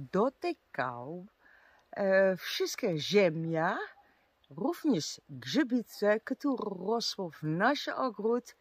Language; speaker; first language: Polish; non-native, learner; Dutch